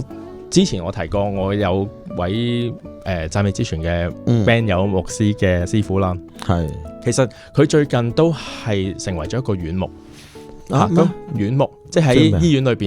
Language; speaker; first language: Cantonese; native; Cantonese